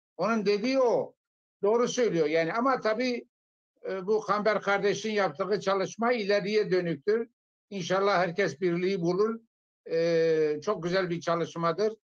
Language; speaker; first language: Turkish; non-native, local second language; Zaza